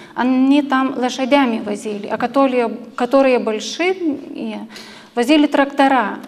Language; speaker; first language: Russian; non-native, fluent; Lithuanian